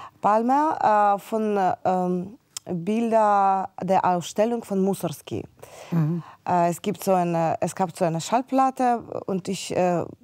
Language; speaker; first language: German; non-native, fluent; Russian